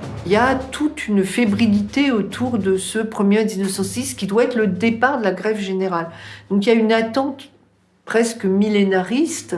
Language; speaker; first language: French; native; French